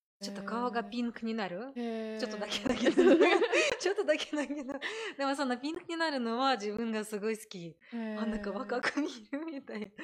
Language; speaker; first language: Japanese; non-native, fluent; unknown